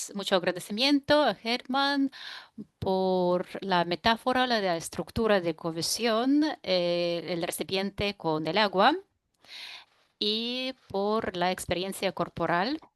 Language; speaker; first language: Spanish; non-native, fluent; Russian